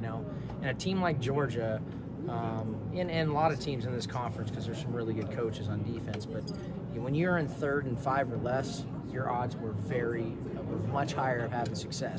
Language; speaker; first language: English; native; English